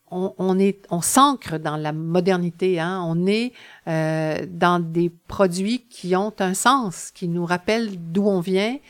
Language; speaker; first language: French; native; French